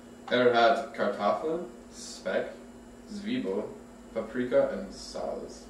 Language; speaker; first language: German; non-native, learner; English